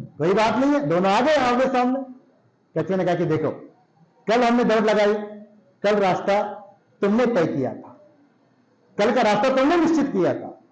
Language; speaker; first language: Hindi; non-native, local second language; Marathi